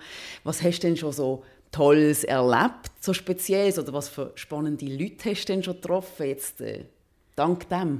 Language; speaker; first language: German; native; German